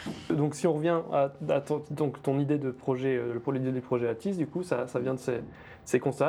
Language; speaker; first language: French; native; French